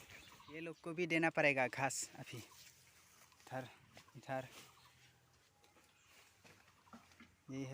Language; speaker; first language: Hindi; non-native, local second language; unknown